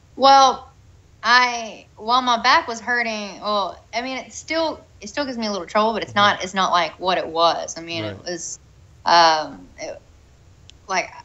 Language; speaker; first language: English; native; English